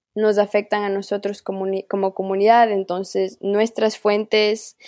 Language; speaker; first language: Spanish; non-native, local second language; Quechua